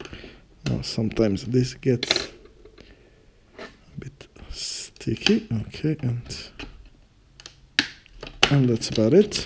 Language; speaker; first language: English; non-native, fluent; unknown